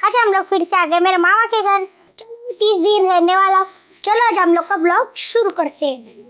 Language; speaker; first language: Hindi; non-native, local second language; Marathi